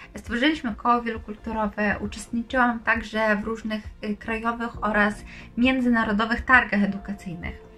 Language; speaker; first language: Polish; non-native, fluent; Ukrainian